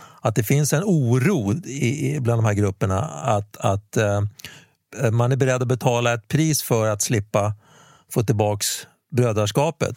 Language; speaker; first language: Swedish; native; Swedish